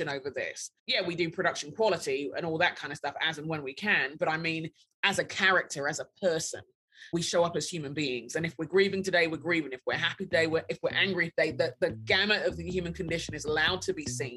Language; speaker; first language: English; native; English